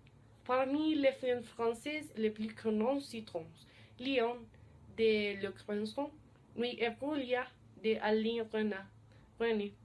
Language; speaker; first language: French; non-native, learner; Spanish